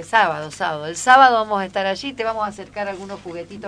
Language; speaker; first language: Spanish; native; Spanish